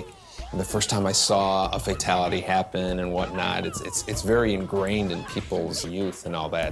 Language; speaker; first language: English; native; English